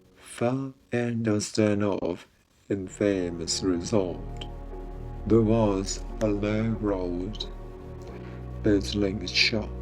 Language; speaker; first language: English; non-native, fluent; Japanese